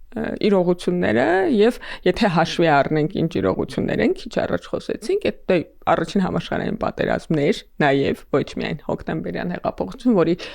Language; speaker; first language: Armenian; native; Armenian